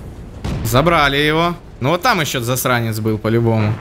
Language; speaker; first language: Russian; native; Russian